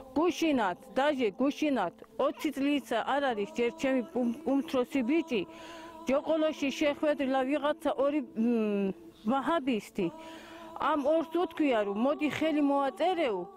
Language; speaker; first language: Georgian; non-native, local second language; Chechen